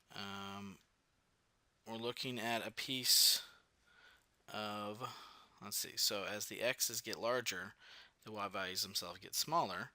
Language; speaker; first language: English; native; English